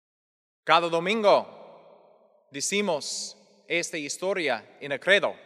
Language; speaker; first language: Spanish; non-native, fluent; English